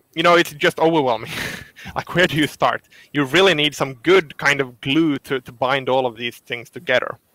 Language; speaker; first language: English; non-native, fluent; Finnish